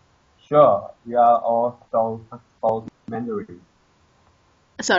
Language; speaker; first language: English; non-native, learner; Chinese